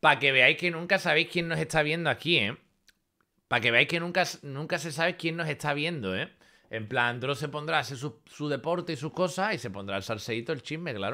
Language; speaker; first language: Spanish; native; Spanish